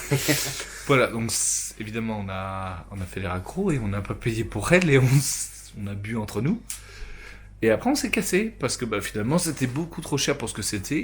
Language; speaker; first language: French; native; French